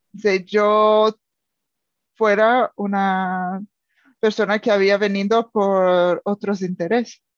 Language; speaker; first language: Spanish; non-native, fluent; Portuguese